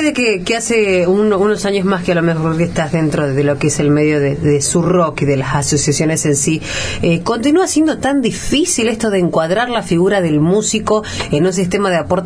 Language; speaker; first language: Spanish; native; Spanish